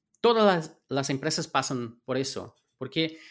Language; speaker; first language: Spanish; non-native, fluent; Portuguese